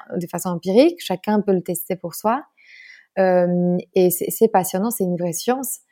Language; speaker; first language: French; non-native, fluent; Polish